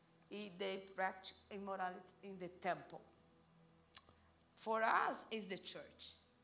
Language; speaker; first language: English; non-native, learner; Portuguese